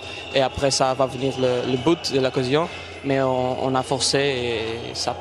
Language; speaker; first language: French; non-native, fluent; Portuguese